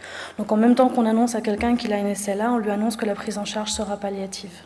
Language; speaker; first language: French; native; French